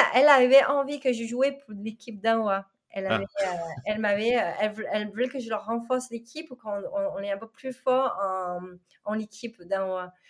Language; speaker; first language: French; non-native, fluent; Chinese